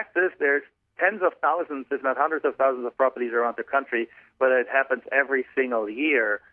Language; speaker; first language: English; non-native, fluent; German